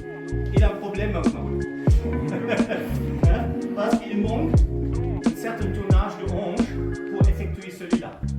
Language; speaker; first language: French; non-native, fluent; German